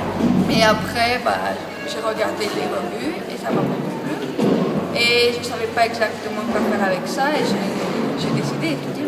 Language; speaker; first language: French; non-native, learner; Spanish